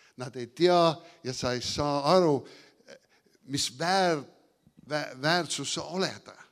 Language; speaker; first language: Estonian; early bilingual, heritage; Estonian